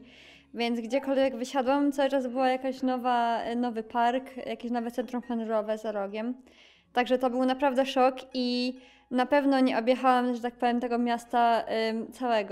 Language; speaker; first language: Polish; native; Polish